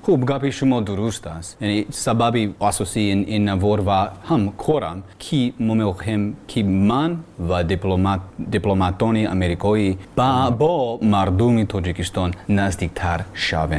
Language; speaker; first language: Persian; non-native, learner; English